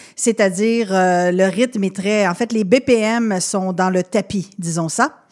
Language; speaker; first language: French; native; French